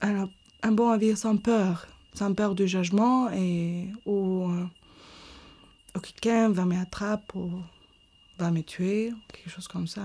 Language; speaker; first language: French; non-native, learner; Arabic